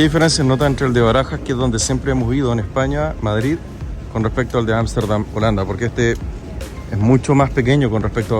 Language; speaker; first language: Spanish; native; Spanish